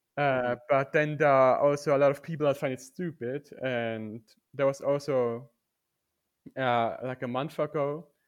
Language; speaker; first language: English; non-native, fluent; German